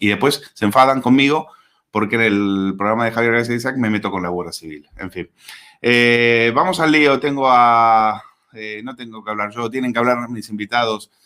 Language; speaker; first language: Spanish; native; Spanish